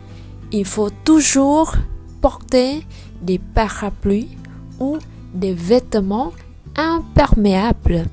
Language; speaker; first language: French; non-native, learner; Vietnamese